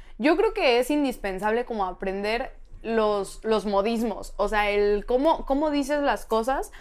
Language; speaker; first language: Spanish; native; Spanish